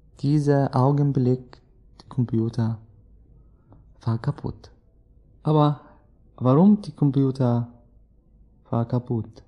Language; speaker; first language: German; non-native, learner; Arabic